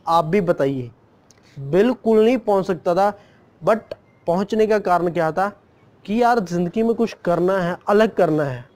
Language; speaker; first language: Hindi; non-native, local second language; Punjabi